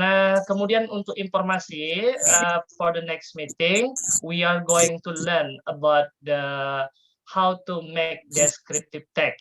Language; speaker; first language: English; non-native, fluent; Indonesian